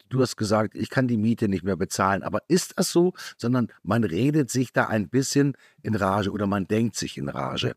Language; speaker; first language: German; native; German